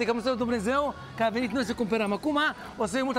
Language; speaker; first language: Romanian; non-native, fluent; Hebrew